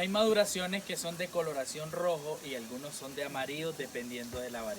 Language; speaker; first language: Spanish; native; Spanish